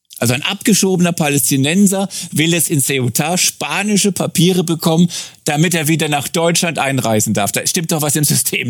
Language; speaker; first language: German; native; German